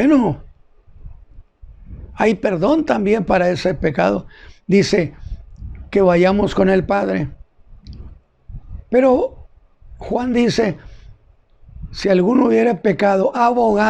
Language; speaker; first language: Spanish; native; Spanish